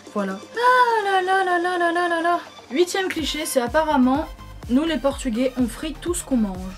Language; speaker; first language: French; early bilingual, other home language; Portuguese